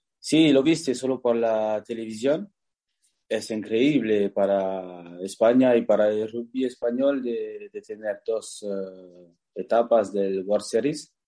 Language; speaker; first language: Spanish; non-native, learner; French